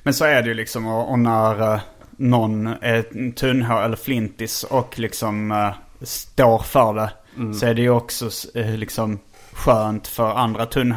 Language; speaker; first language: Swedish; native; Swedish